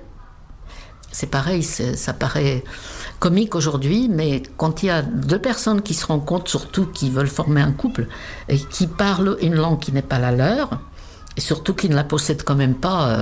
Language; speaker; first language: French; non-native, fluent; Czech